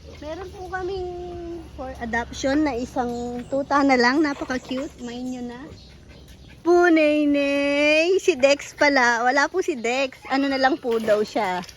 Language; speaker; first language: Filipino; non-native, local second language; Pampanga